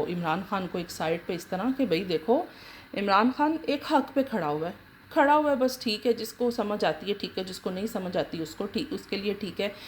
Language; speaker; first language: Urdu; native; Urdu